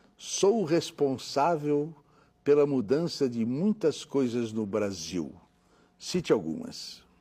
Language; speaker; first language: Portuguese; native; Portuguese